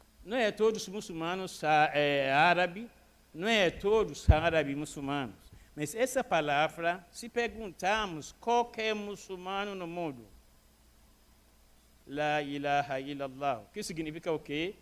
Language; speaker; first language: Portuguese; non-native, fluent; Arabic